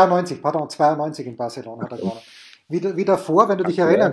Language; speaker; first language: German; native; German